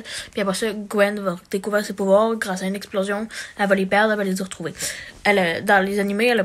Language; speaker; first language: French; native; French